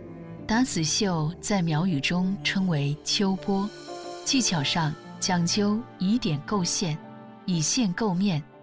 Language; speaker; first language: Chinese; native; Chinese